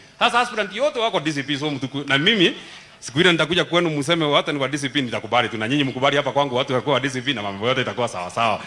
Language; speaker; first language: Swahili; non-native, local second language; Kikuyu